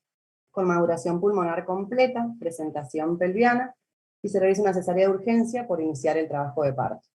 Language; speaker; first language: Spanish; native; Spanish